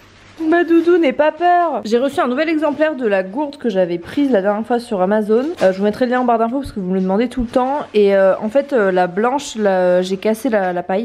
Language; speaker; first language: French; native; French